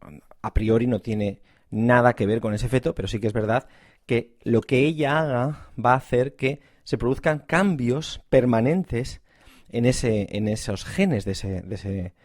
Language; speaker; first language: Spanish; native; Spanish